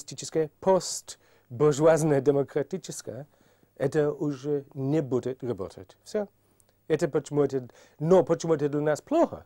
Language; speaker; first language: Russian; non-native, fluent; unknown